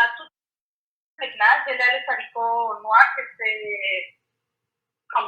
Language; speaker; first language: French; non-native, learner; Spanish